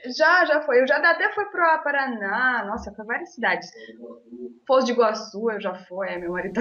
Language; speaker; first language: Portuguese; non-native, fluent; Russian